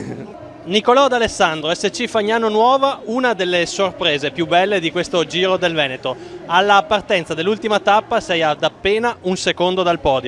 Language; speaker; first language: Italian; native; Italian